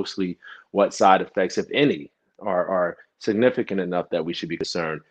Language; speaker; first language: English; native; English